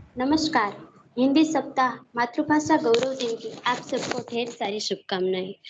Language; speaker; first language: Hindi; non-native, local second language; Gujarati